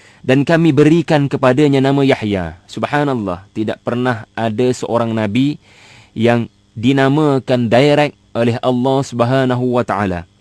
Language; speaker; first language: Malay; native; Malay